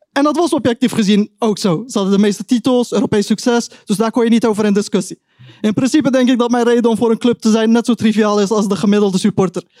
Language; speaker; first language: Dutch; early bilingual, other home language; Turkish